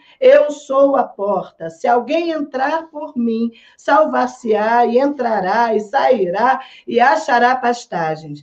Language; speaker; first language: Portuguese; native; Portuguese